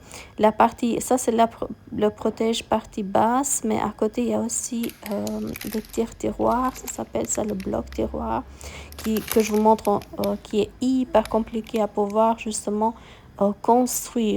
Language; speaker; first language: French; non-native, fluent; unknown